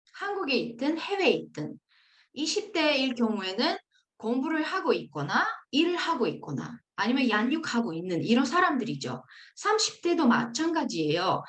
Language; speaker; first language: Korean; non-native, fluent; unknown